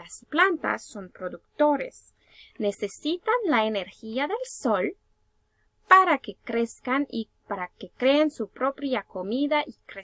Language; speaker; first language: Spanish; early bilingual, heritage; Spanish